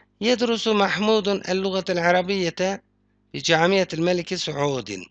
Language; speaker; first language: Arabic; non-native, fluent; Turkish